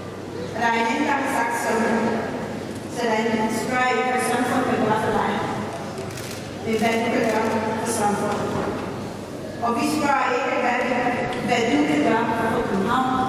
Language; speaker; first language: Danish; non-native, fluent; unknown